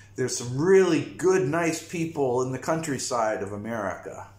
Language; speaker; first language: English; native; English